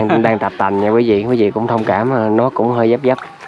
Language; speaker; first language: Vietnamese; native; Vietnamese